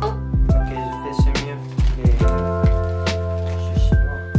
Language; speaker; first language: French; non-native, learner; Korean